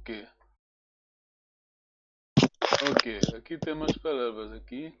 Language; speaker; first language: Portuguese; non-native, local second language; Kongo